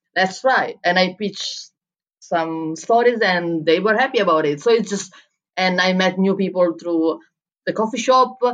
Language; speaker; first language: English; non-native, fluent; Italian